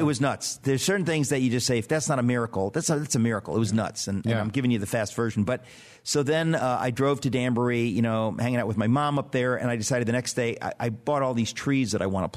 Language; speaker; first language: English; native; English